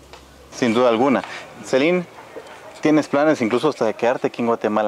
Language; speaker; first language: Spanish; native; Spanish